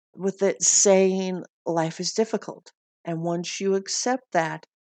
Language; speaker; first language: English; native; English